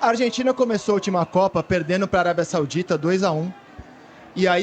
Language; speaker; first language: Portuguese; native; Portuguese